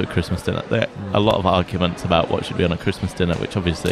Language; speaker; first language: English; native; English